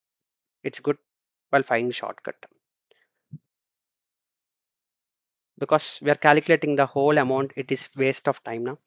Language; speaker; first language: English; non-native, local second language; Telugu